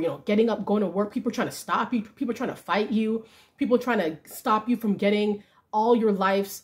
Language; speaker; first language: English; native; English